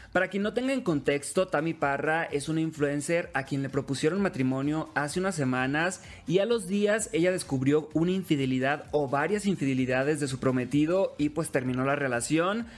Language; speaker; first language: Spanish; native; Spanish